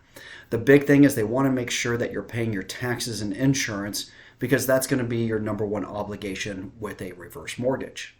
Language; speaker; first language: English; native; English